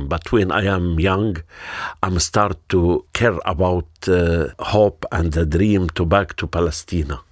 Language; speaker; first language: English; non-native, learner; Arabic